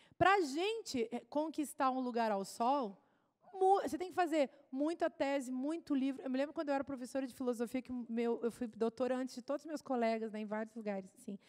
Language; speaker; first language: Portuguese; native; Portuguese